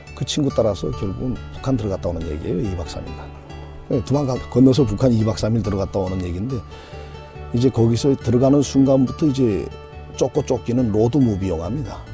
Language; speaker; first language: Korean; native; Korean